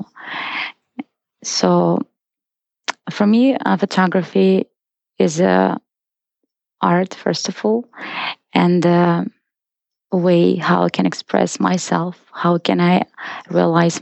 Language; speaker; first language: English; non-native, fluent; Russian